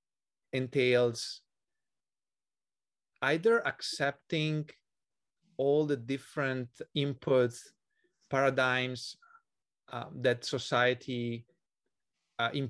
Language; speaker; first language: English; non-native, fluent; Italian